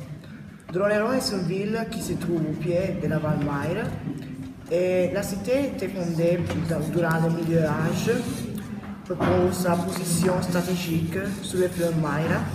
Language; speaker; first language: French; non-native, learner; Italian